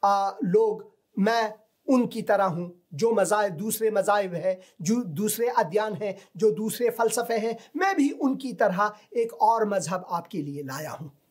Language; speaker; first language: Hindi; non-native, fluent; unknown